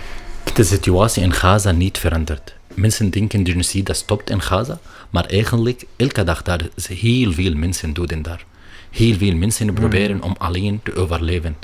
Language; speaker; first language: Dutch; non-native, learner; Arabic